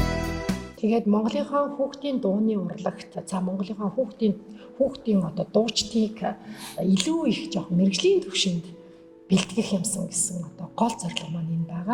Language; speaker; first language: Mongolian; native; Mongolian